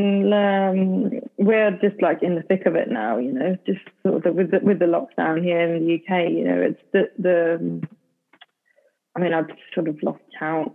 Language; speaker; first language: English; non-native, fluent; Swedish